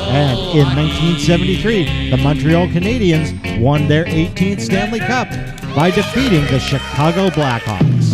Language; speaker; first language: English; native; English